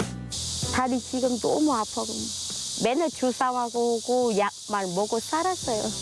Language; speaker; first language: Korean; non-native, learner; Vietnamese